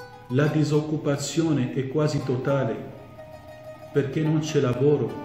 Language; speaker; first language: Italian; non-native, fluent; Arabic